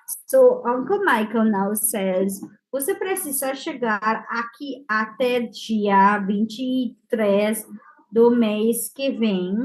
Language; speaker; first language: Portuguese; non-native, fluent; English